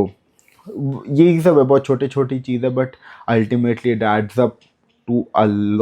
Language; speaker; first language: Hindi; non-native, local second language; Bangla